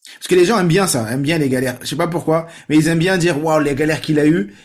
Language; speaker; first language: French; native; French